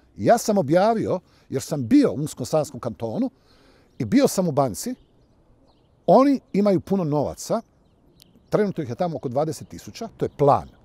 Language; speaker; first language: Croatian; native; Croatian